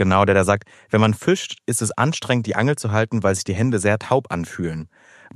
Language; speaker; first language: German; native; German